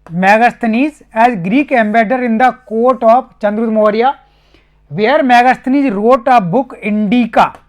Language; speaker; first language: English; non-native, local second language; Hindi